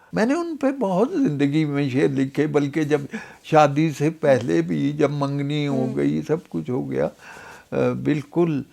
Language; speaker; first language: Urdu; non-native, local second language; Punjabi